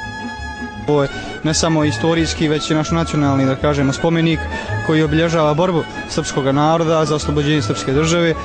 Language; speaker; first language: Bosnian; native; Bosnian